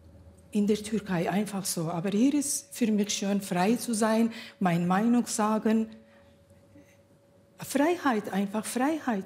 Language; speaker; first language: German; non-native, learner; Kurdish